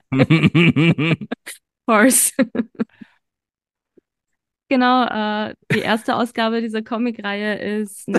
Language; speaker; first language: German; native; German